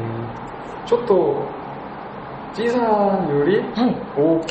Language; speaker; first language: Japanese; non-native, learner; Korean